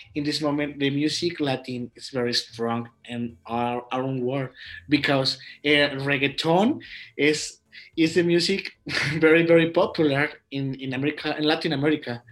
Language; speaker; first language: English; non-native, learner; Spanish